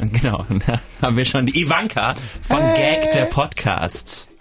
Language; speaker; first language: German; native; German